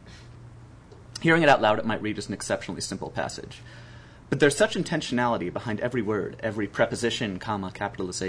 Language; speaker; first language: English; native; English